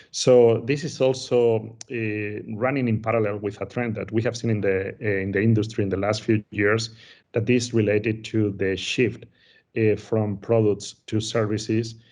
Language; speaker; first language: English; non-native, fluent; Spanish